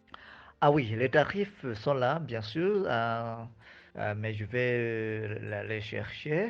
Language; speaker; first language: French; non-native, fluent; Nyanja